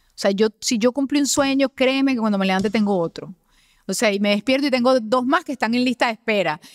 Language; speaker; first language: Spanish; native; Spanish